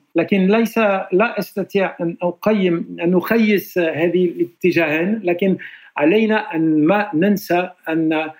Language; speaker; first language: Arabic; non-native, fluent; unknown